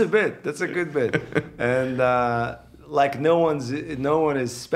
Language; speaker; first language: English; non-native, fluent; Arabic